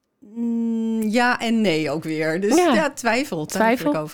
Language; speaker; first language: Dutch; native; Dutch